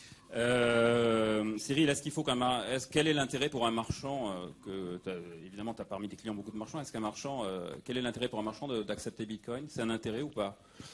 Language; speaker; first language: French; native; French